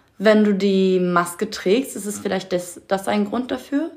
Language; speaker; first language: German; native; German